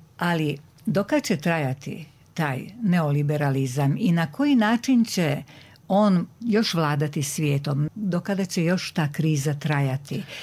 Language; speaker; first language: Croatian; native; Croatian